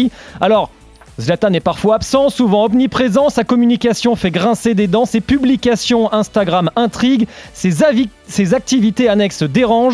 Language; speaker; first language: French; native; French